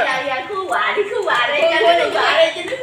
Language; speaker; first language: Vietnamese; native; Vietnamese